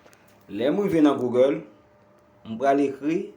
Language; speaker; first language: French; non-native, learner; Haitian Creole